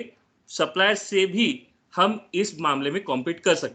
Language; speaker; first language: Hindi; non-native, local second language; Marathi